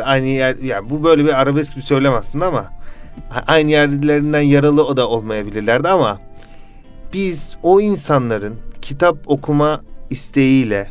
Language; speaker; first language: Turkish; native; Turkish